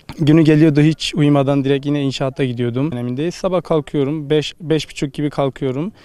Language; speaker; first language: Turkish; native; Turkish